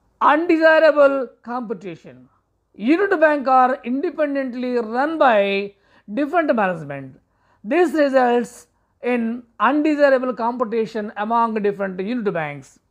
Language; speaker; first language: English; non-native, local second language; Telugu